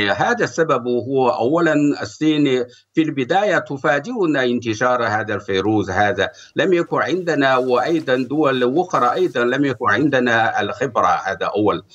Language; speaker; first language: Arabic; non-native, fluent; Chinese